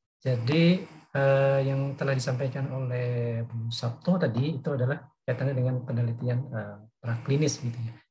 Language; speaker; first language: Indonesian; native; Indonesian